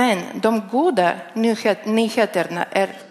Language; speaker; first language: Swedish; non-native, learner; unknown